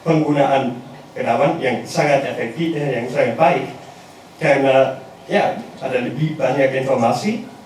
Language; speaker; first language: Indonesian; non-native, learner; German